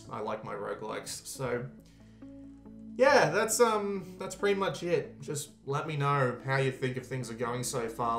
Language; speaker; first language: English; native; English